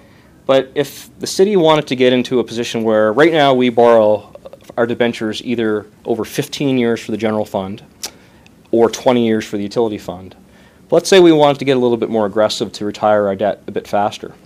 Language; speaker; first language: English; native; English